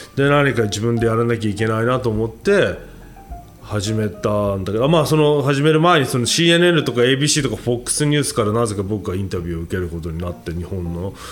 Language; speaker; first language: Japanese; native; Japanese